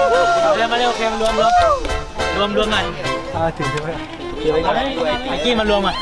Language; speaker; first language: Thai; native; Thai